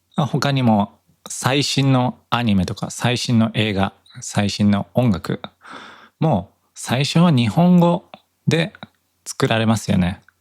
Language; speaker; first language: Japanese; native; Japanese